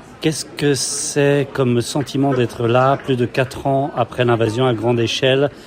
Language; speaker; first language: French; native; French